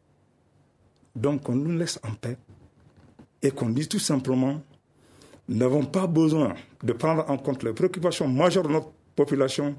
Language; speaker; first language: French; non-native, local second language; Bambara